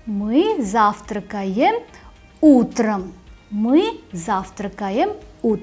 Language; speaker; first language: Russian; non-native, fluent; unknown